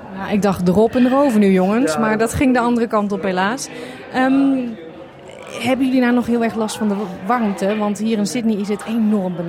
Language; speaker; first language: Dutch; native; Dutch